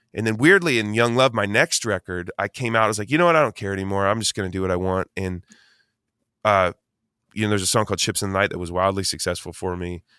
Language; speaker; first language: English; native; English